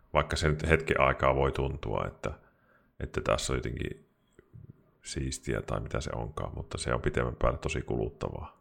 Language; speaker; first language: Finnish; native; Finnish